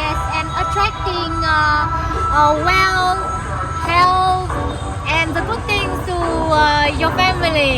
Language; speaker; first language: English; non-native, learner; Vietnamese